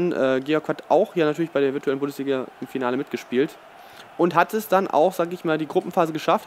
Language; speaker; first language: German; native; German